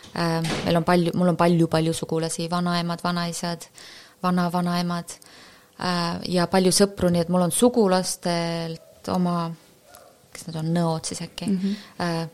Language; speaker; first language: Estonian; native; Estonian